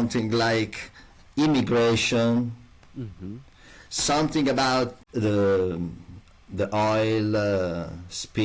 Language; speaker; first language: English; non-native, learner; Italian